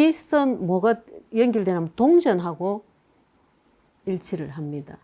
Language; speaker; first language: Korean; native; Korean